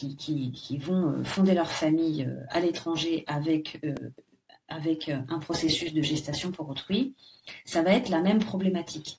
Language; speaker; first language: French; native; French